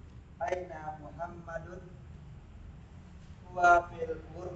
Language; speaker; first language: Arabic; non-native, learner; Indonesian